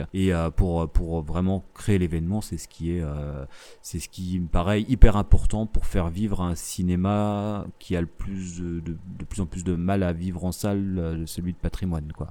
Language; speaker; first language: French; native; French